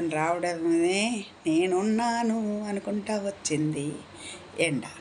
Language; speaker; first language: Telugu; native; Telugu